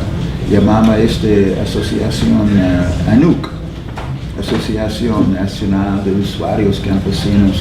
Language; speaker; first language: Spanish; non-native, fluent; English